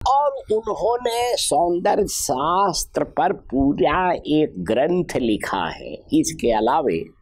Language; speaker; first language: Hindi; native; Hindi